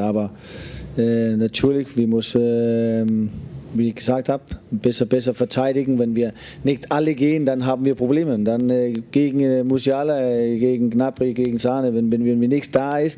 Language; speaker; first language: German; non-native, learner; Danish